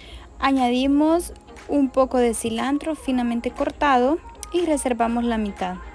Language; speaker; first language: Spanish; native; Spanish